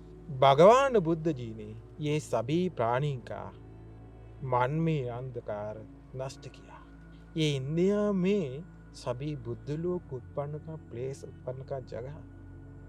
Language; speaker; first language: Hindi; non-native, learner; Sinhala